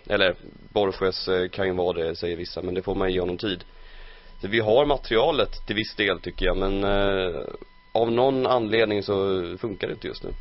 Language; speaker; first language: Swedish; native; Swedish